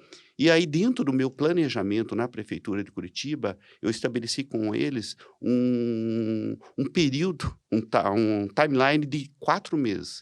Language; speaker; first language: Portuguese; native; Portuguese